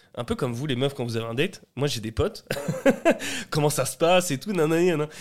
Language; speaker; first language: French; early bilingual, other home language; Portuguese